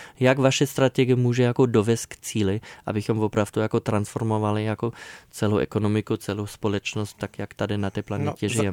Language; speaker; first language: Czech; non-native, fluent; German